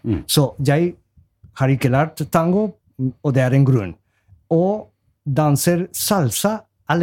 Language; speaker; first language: Norwegian; non-native, learner; Spanish